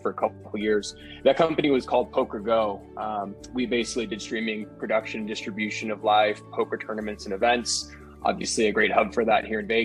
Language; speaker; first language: English; native; English